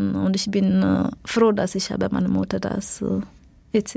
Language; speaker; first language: German; non-native, fluent; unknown